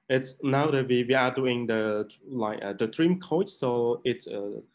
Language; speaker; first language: English; non-native, learner; Khmer